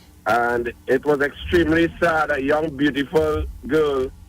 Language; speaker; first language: English; native; English